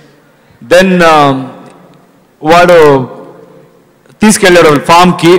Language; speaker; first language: Telugu; non-native, learner; Kannada